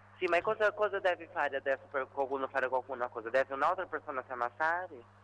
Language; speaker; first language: Italian; non-native, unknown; Portuguese